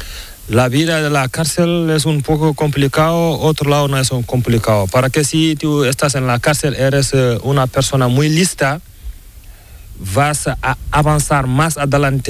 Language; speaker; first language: Spanish; non-native, learner; Fula